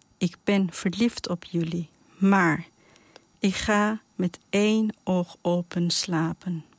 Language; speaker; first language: Dutch; non-native, fluent; Persian